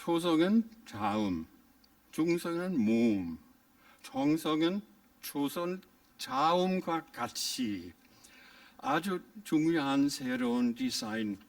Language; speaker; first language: Korean; non-native, fluent; German